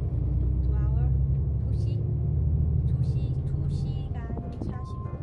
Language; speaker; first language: Korean; non-native, learner; Vietnamese